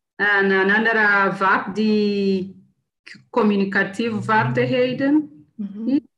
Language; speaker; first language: Dutch; non-native, fluent; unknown